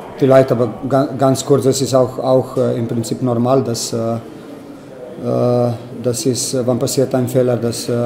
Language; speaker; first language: German; non-native, fluent; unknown